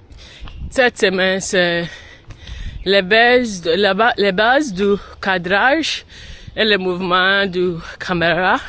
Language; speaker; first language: French; non-native, learner; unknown